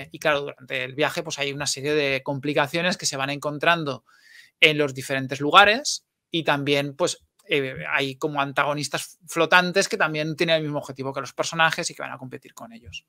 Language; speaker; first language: Spanish; native; Spanish